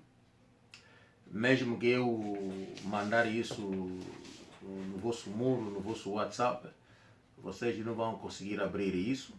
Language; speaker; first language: Portuguese; non-native, local second language; Kongo